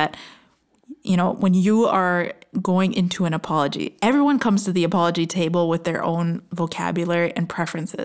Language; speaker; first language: English; native; English